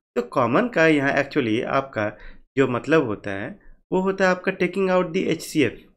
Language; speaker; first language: Hindi; native; Hindi